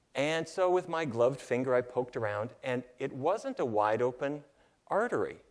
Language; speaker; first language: English; native; English